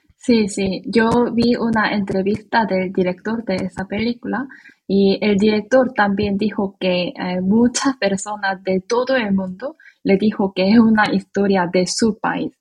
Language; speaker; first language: Spanish; non-native, fluent; Korean